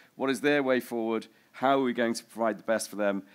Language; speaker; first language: English; native; English